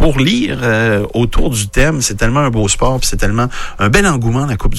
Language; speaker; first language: French; native; French